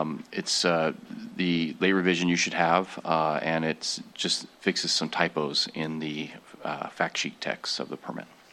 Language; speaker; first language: English; early bilingual, other home language; Spanish